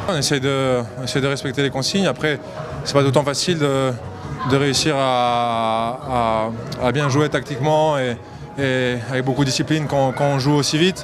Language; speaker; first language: French; native; French